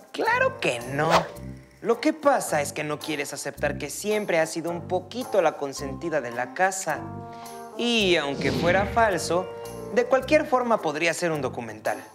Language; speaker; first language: Spanish; native; Spanish